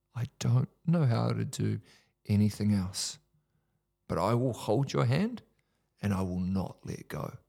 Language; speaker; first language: English; native; English